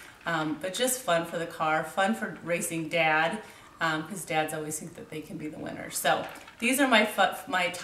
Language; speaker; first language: English; native; English